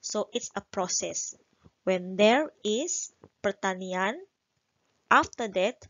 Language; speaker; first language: English; non-native, local second language; Malay